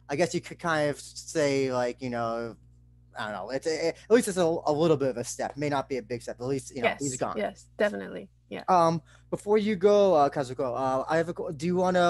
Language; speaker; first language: English; native; English